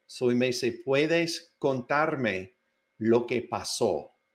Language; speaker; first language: Spanish; non-native, fluent; English